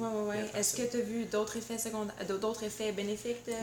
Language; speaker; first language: French; native; French